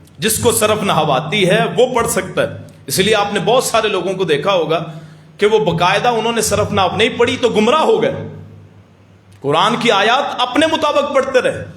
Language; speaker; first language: Urdu; non-native, local second language; Punjabi